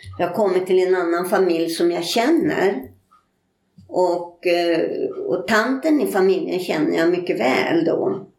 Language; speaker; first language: Swedish; native; Swedish